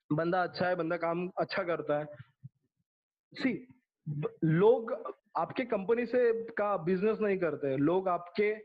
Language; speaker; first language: Hindi; non-native, local second language; Marathi